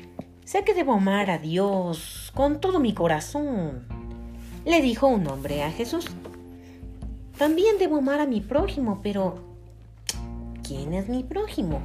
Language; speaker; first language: Spanish; native; Spanish